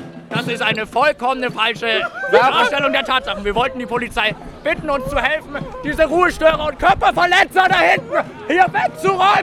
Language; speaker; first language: German; native; German